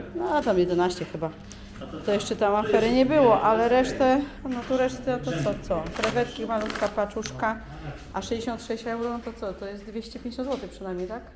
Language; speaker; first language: Polish; native; Polish